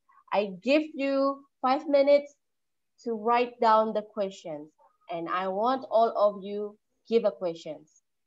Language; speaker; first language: English; non-native, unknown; Indonesian